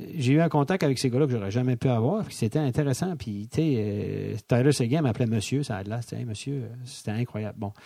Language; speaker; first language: French; native; French